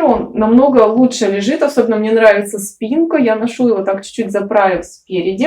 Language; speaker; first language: Russian; native; Russian